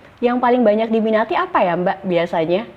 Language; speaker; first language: Indonesian; native; Indonesian